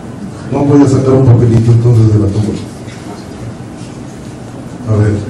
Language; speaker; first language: Spanish; native; Spanish